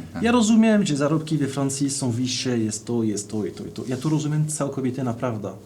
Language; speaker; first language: Polish; non-native, fluent; French